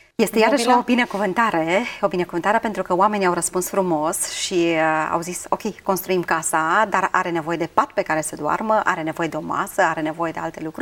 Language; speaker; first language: Romanian; native; Romanian